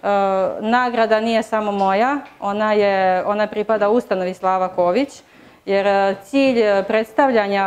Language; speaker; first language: Serbian; native; Serbian